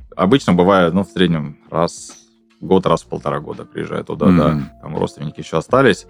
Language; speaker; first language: Russian; native; Russian